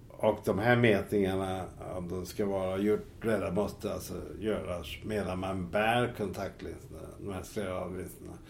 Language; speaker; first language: Swedish; native; Swedish